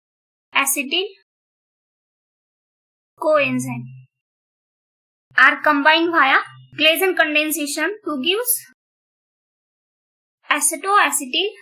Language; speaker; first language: English; non-native, local second language; Marathi